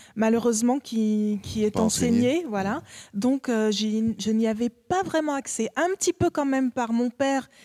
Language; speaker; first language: French; native; French